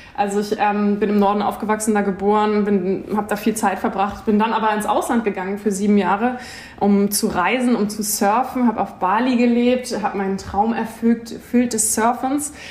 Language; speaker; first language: German; native; German